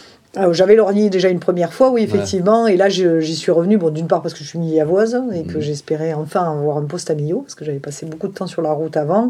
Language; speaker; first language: French; native; French